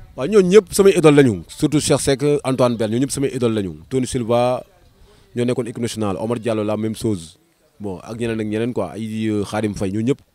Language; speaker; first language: Wolof; native; Wolof